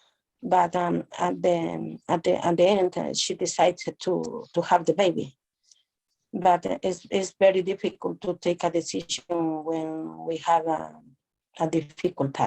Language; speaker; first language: English; non-native, learner; Spanish